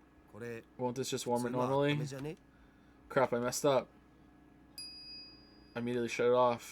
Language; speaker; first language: English; native; English